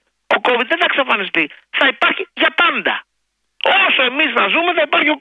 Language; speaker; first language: Greek; native; Greek